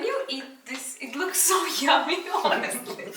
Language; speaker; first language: English; non-native, fluent; Russian